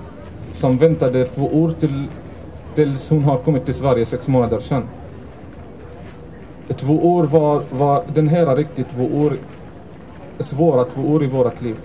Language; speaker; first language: Swedish; non-native, fluent; Arabic